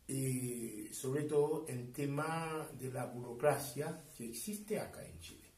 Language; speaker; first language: Spanish; non-native, fluent; Haitian Creole